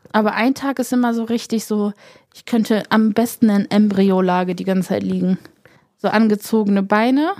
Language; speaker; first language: German; early bilingual, other home language; Polish